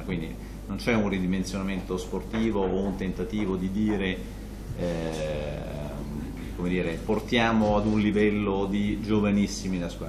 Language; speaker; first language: Italian; native; Italian